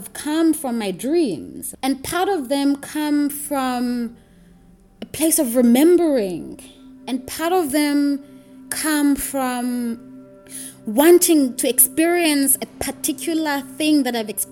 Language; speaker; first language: English; non-native, local second language; Xhosa